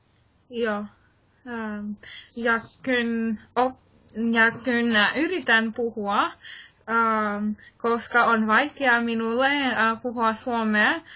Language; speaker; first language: Finnish; non-native, learner; English